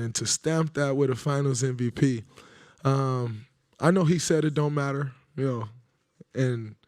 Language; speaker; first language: English; native; English